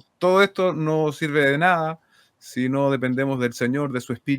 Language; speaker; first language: Spanish; native; Spanish